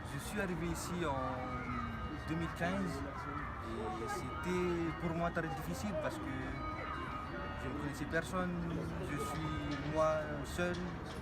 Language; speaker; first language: French; non-native, learner; Malagasy